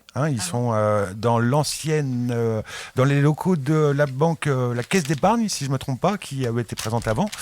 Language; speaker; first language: French; native; French